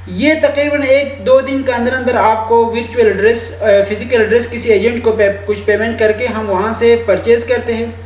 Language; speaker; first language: Urdu; non-native, local second language; Shina